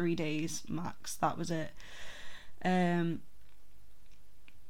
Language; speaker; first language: English; native; English